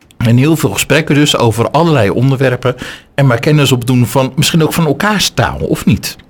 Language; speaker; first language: Dutch; native; Dutch